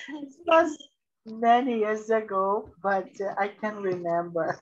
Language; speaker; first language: English; non-native, learner; Portuguese